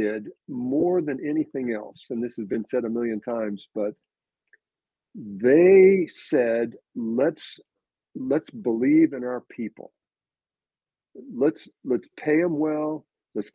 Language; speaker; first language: English; native; English